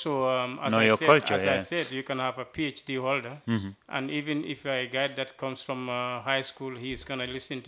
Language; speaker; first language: English; non-native, local second language; Mandingo